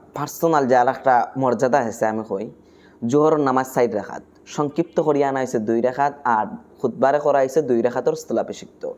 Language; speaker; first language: Bangla; non-native, local second language; Sylheti